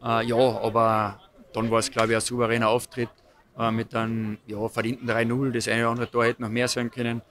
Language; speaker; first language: German; native; German